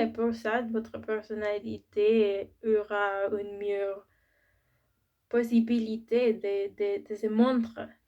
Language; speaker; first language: French; non-native, learner; Spanish